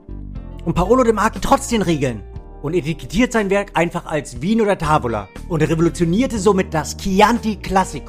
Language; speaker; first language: German; native; German